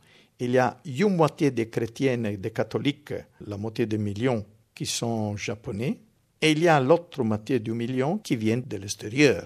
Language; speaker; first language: French; non-native, fluent; Italian